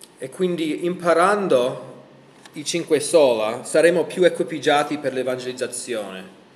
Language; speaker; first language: Italian; non-native, fluent; English